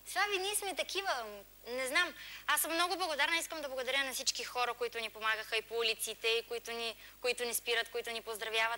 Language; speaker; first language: Bulgarian; native; Bulgarian